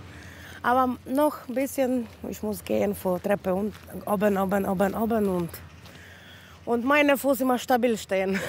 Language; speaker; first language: German; non-native, learner; Polish